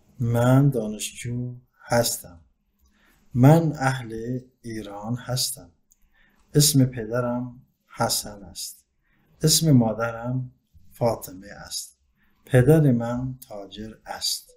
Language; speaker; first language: Persian; non-native, fluent; Turkish